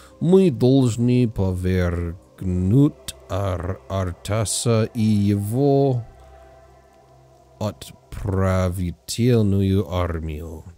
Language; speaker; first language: Russian; non-native, learner; English